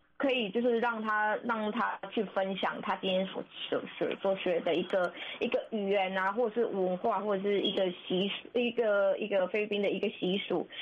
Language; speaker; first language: Chinese; native; Chinese